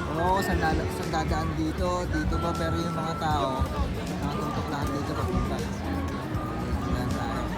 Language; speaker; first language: Filipino; native; Filipino